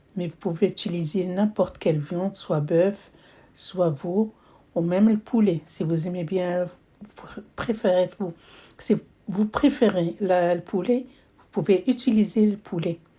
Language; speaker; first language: French; non-native, local second language; Arabic